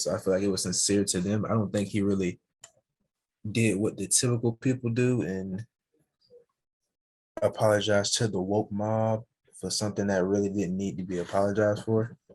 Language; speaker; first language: English; native; English